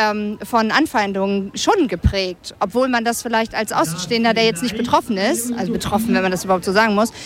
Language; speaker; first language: German; native; German